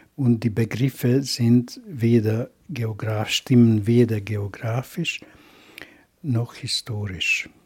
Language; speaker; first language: German; non-native, fluent; Hungarian